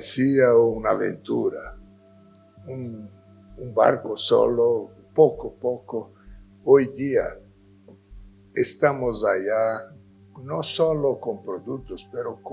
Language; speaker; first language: Spanish; non-native, fluent; Portuguese